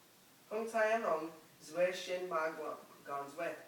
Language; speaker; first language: Chinese; non-native, learner; English